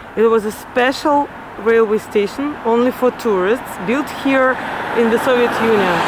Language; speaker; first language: English; non-native, fluent; Russian